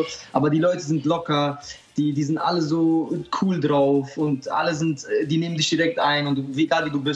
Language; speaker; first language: German; early bilingual, other home language; Albanian